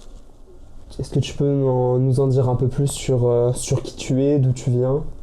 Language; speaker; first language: French; native; French